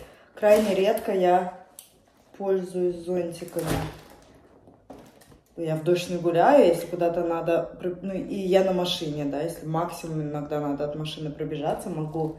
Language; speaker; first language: Russian; native; Russian